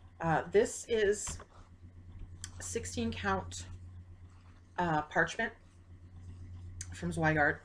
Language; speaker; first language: English; native; English